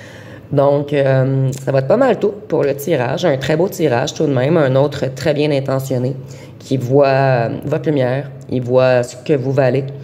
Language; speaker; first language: French; native; French